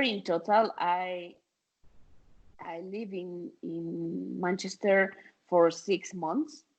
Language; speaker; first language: English; non-native, fluent; Spanish